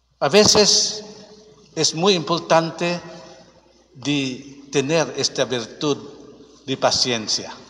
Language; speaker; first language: Spanish; non-native, fluent; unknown